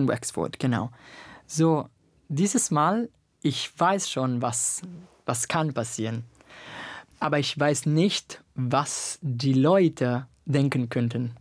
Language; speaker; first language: German; non-native, fluent; Italian